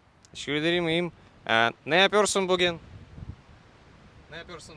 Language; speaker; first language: Turkish; non-native, learner; Russian